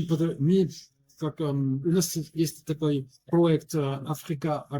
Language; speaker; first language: Russian; non-native, learner; French